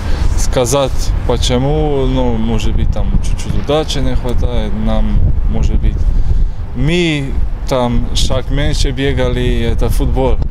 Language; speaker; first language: Russian; non-native, fluent; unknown